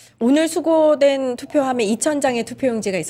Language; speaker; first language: Korean; native; Korean